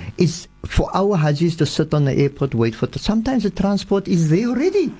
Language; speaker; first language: English; early bilingual, other home language; Afrikaans